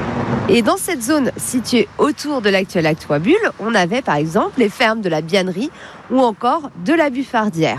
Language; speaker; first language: French; native; French